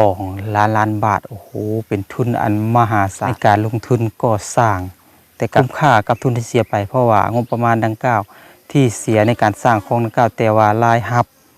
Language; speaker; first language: Thai; native; Thai